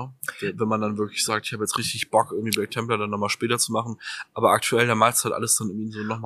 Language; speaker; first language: German; native; German